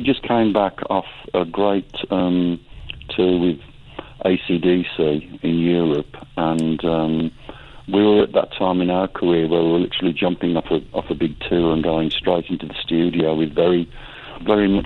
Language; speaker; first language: English; native; English